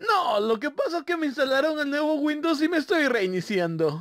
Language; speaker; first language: Spanish; native; Spanish